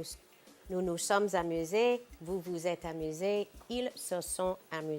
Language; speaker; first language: French; non-native, fluent; English